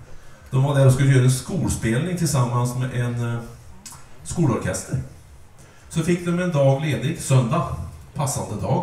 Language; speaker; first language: Swedish; native; Swedish